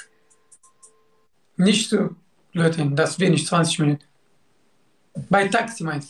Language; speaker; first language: German; non-native, learner; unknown